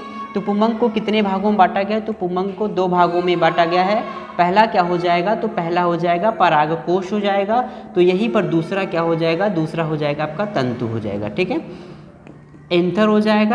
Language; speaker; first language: Hindi; native; Hindi